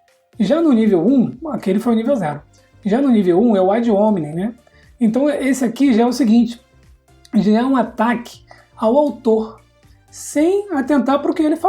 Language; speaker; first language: Portuguese; native; Portuguese